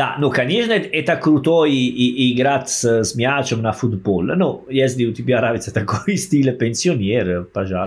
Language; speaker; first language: Russian; non-native, learner; Italian